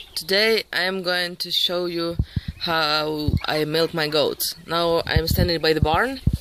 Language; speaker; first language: English; non-native, fluent; Ukrainian